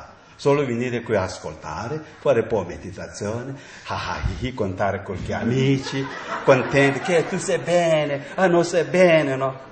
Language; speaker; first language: Italian; non-native, learner; Tibetan